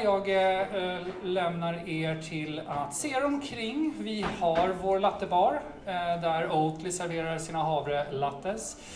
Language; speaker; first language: Swedish; native; Swedish